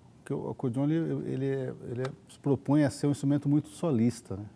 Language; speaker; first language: Portuguese; native; Portuguese